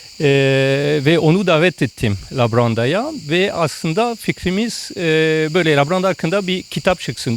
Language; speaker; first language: Turkish; non-native, fluent; French